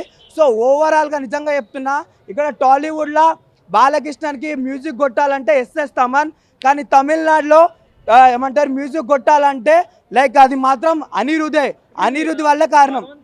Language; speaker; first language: Telugu; native; Telugu